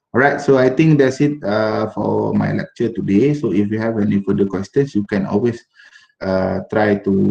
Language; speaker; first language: English; non-native, local second language; Malay